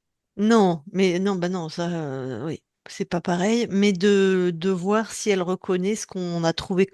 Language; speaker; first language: French; native; French